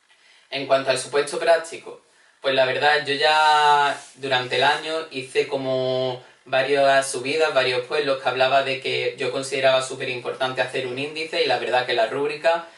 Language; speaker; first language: Spanish; native; Spanish